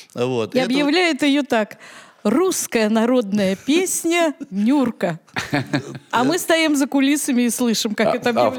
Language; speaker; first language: Russian; native; Russian